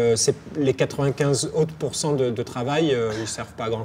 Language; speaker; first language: French; native; French